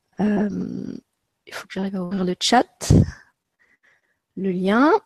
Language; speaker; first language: French; native; French